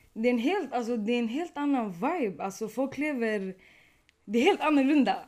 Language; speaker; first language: Swedish; early bilingual, other home language; Arabic